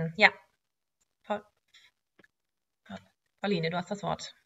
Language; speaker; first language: German; native; German